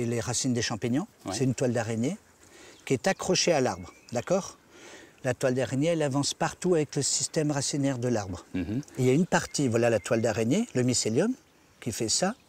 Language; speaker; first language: French; native; French